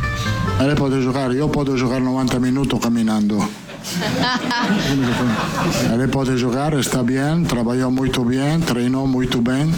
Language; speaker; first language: Portuguese; non-native, fluent; Italian